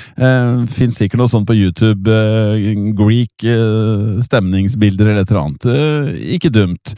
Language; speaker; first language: Norwegian; native; Norwegian